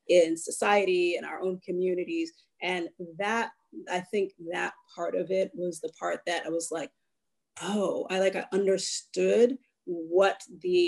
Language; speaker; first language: English; native; English